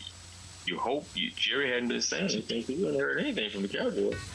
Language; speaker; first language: English; native; English